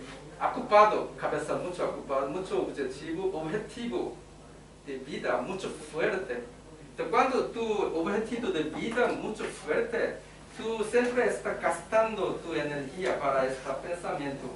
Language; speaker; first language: Spanish; non-native, learner; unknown